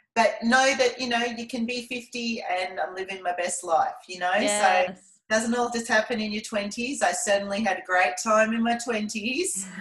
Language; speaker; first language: English; native; English